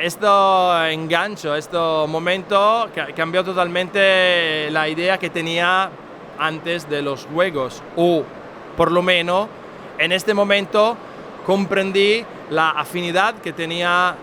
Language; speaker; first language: Spanish; non-native, fluent; Italian